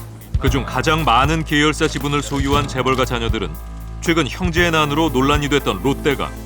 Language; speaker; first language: Korean; native; Korean